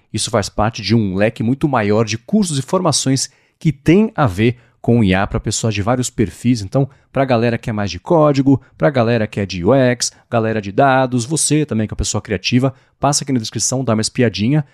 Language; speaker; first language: Portuguese; native; Portuguese